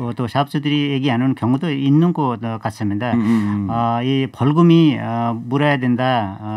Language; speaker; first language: Korean; non-native, fluent; Nepali